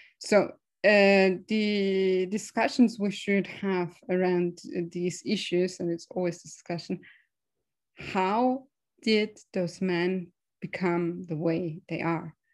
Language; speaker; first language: English; non-native, fluent; German